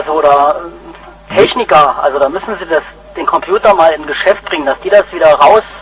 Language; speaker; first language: German; native; German